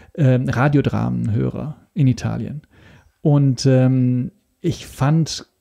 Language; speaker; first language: German; non-native, fluent; Italian